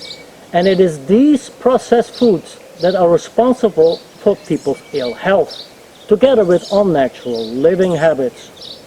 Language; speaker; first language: English; non-native, fluent; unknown